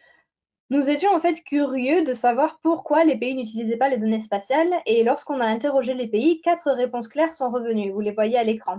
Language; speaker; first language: French; native; French